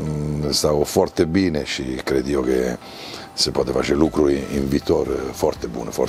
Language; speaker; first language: Romanian; non-native, learner; Italian